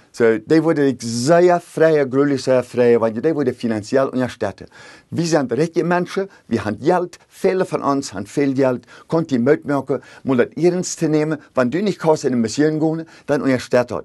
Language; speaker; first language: German; early bilingual, heritage; Plautdietsch